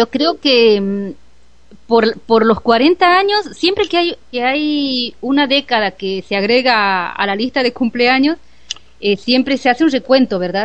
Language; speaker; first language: Spanish; native; Spanish